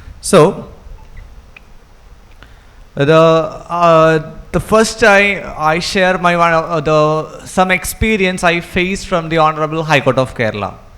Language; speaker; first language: English; non-native, local second language; Malayalam